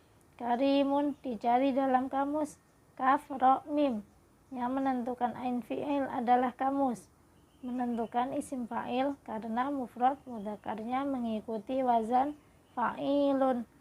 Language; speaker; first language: Indonesian; native; Indonesian